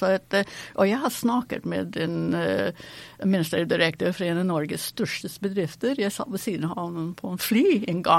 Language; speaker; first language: Norwegian; non-native, fluent; English